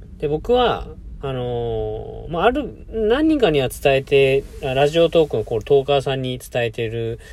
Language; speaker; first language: Japanese; native; Japanese